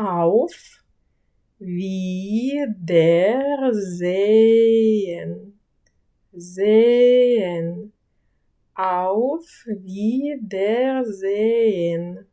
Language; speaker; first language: German; non-native, fluent; Ukrainian